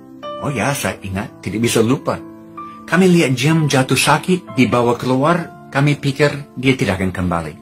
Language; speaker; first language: Indonesian; non-native, fluent; English